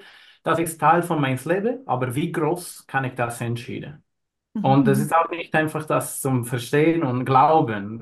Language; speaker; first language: German; non-native, learner; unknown